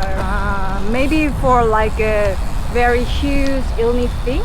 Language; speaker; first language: English; non-native, fluent; Korean